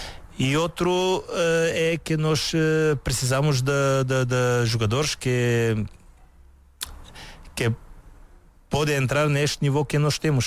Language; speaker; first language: Portuguese; non-native, learner; Bulgarian